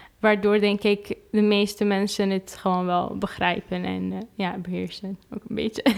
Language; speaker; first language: Dutch; non-native, fluent; Arabic